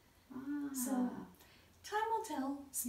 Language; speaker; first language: English; native; English